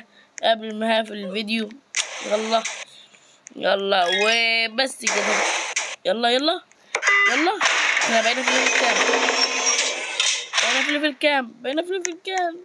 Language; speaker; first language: Arabic; native; Arabic